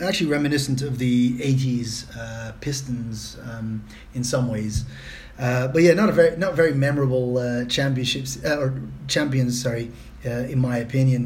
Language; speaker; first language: English; non-native, fluent; Dutch